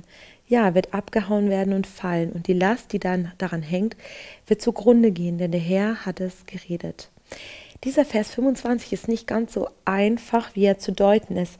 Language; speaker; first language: German; native; German